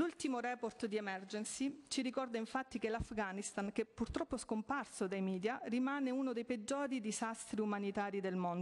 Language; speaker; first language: Italian; native; Italian